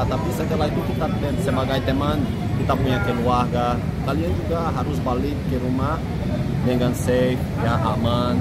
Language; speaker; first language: Indonesian; non-native, fluent; Portuguese